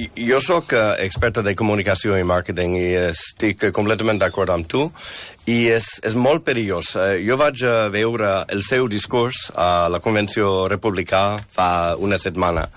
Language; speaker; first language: Catalan; non-native, fluent; English